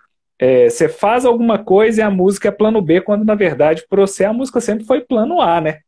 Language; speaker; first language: Portuguese; native; Portuguese